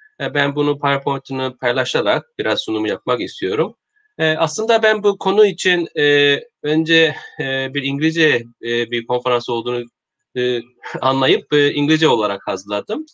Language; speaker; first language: Turkish; non-native, learner; Korean